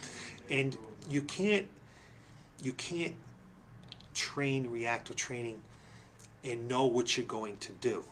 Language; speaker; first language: English; native; English